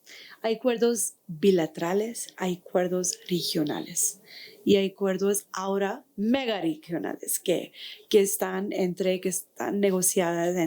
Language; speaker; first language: Spanish; non-native, fluent; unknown